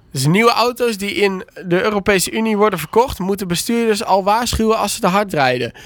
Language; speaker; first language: Dutch; native; Dutch